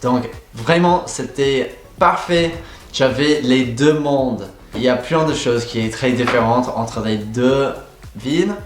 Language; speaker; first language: French; non-native, fluent; English